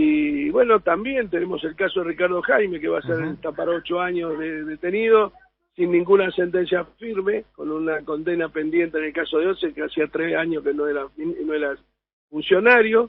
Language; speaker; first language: Spanish; native; Spanish